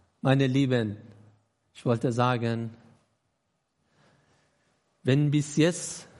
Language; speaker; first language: German; non-native, learner; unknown